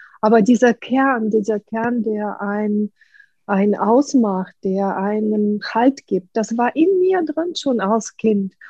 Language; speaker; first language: German; non-native, fluent; Russian